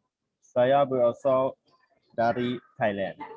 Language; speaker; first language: Indonesian; non-native, learner; Thai